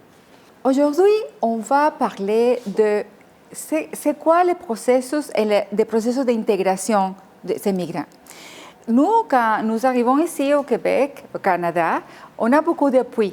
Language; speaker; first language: French; non-native, fluent; Spanish